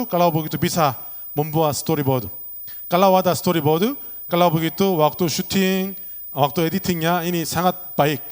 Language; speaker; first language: Indonesian; non-native, learner; Korean